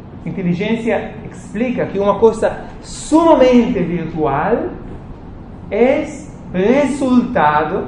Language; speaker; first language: Portuguese; non-native, fluent; Spanish